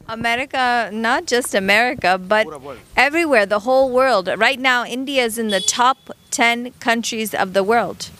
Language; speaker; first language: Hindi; non-native, fluent; English